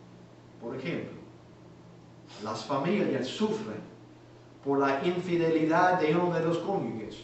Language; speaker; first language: Spanish; native; Spanish